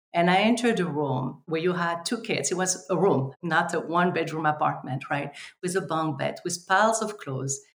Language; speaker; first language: English; non-native, fluent; French